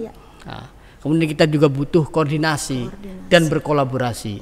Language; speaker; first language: Indonesian; native; Indonesian